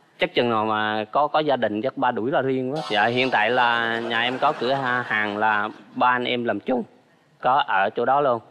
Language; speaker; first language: Vietnamese; native; Vietnamese